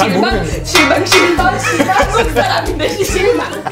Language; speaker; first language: Korean; non-native, learner; Spanish